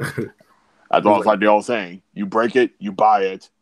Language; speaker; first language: English; native; English